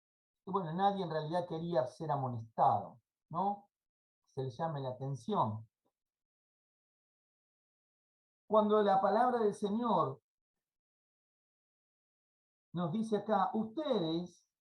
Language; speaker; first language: Spanish; native; Spanish